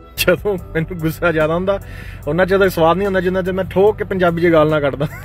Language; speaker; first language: Punjabi; non-native, fluent; English